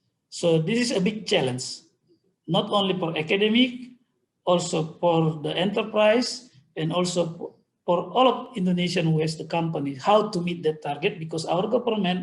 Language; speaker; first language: English; non-native, fluent; Indonesian